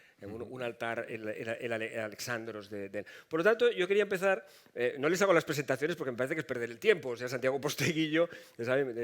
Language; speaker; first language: Spanish; native; Spanish